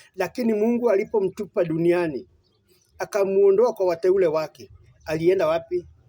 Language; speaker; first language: Swahili; non-native, local second language; Kikuyu